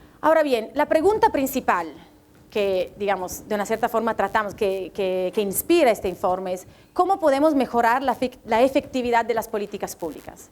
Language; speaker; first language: Spanish; non-native, fluent; Italian